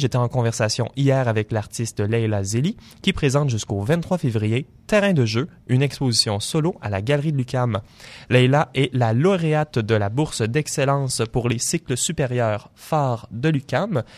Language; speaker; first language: French; native; French